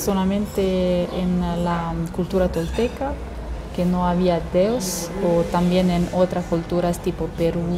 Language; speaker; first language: Spanish; non-native, fluent; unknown